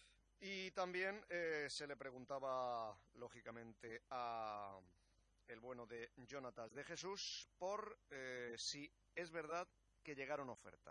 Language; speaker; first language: Spanish; native; Spanish